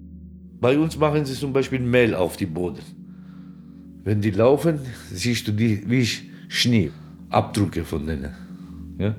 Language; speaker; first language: German; non-native, learner; Turkish